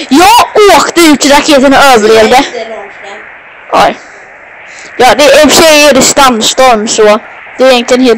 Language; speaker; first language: Swedish; native; Swedish